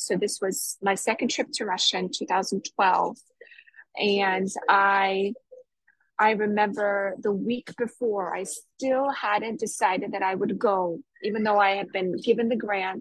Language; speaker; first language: English; native; English